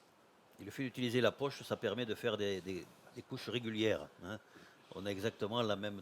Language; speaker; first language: French; native; French